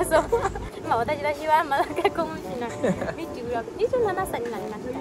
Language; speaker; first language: Japanese; non-native, learner; Burmese